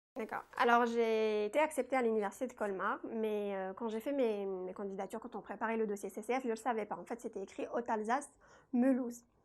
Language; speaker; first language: French; non-native, local second language; Kabyle